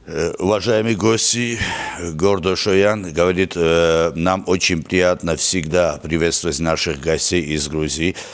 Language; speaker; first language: Russian; non-native, fluent; Armenian